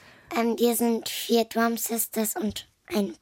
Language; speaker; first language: German; early bilingual, other home language; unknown